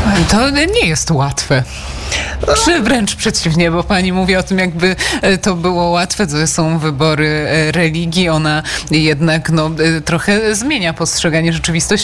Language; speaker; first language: Polish; native; Polish